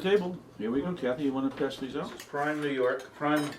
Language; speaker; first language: English; native; English